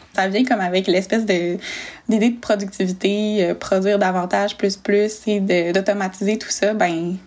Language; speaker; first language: French; native; French